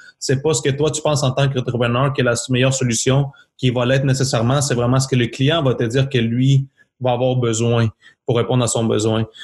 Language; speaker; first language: French; non-native, fluent; Spanish